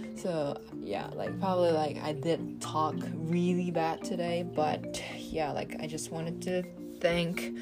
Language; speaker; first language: English; non-native, fluent; Japanese